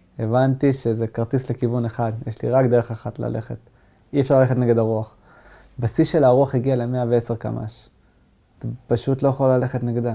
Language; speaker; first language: Hebrew; native; Hebrew